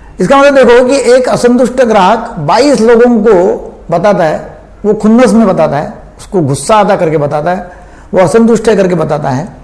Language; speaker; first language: Hindi; non-native, local second language; Marathi